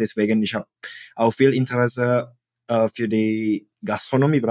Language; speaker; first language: German; non-native, fluent; Indonesian